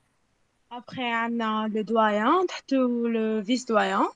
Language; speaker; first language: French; non-native, local second language; Arabic